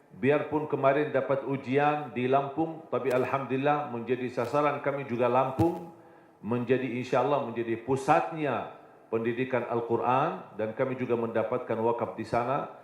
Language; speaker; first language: Indonesian; non-native, fluent; Arabic